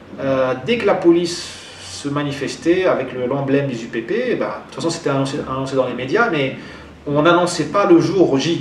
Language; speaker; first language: French; non-native, local second language; Arabic